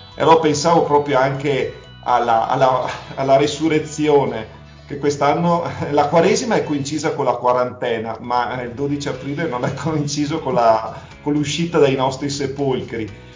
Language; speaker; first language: Italian; native; Italian